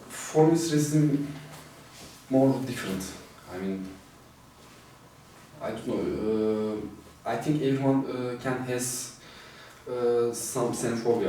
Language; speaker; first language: English; non-native, fluent; Turkish